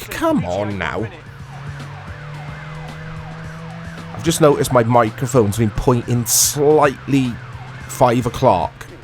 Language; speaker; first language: English; native; English